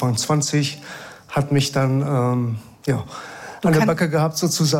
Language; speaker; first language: German; early bilingual, other home language; Persian